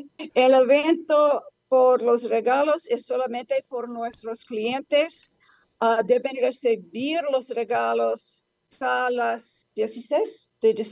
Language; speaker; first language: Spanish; non-native, learner; English